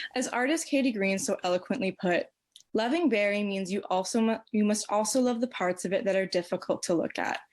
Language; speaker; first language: English; native; English